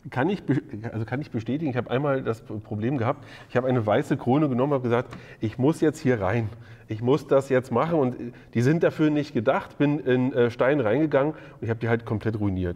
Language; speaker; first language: German; native; German